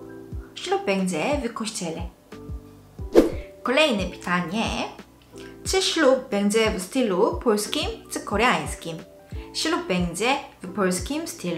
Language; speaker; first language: Polish; non-native, local second language; Korean